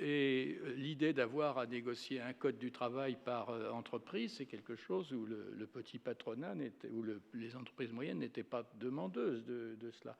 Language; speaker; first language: French; native; French